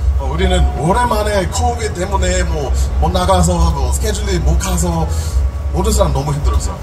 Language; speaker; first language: Korean; non-native, learner; English